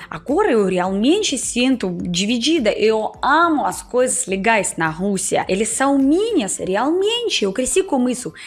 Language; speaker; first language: Portuguese; non-native, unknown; Russian